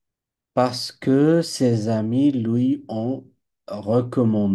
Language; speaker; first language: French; non-native, fluent; Bangla